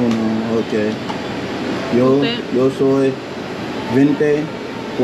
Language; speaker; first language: Spanish; non-native, learner; English